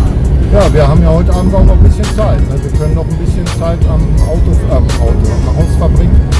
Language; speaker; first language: German; native; German